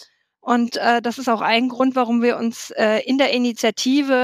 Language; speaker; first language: German; native; German